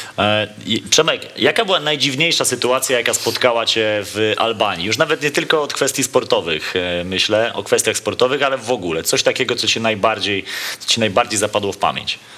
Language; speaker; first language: Polish; native; Polish